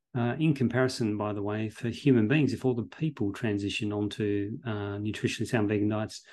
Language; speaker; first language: English; native; English